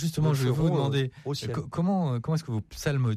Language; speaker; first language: French; native; French